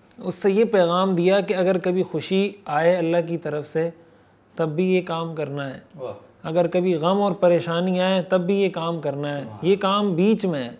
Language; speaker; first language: Urdu; native; Urdu